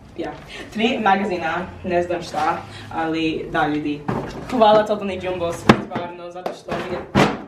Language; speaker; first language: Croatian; non-native, learner; English